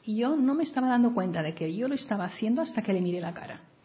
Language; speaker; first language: Spanish; native; Spanish